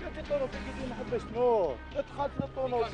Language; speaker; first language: Arabic; native; Arabic